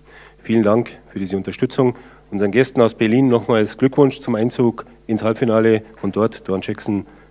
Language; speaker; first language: German; native; German